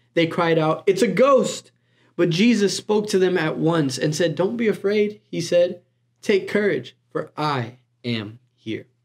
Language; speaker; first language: English; native; English